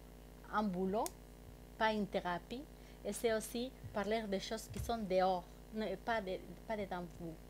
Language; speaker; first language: French; non-native, fluent; Spanish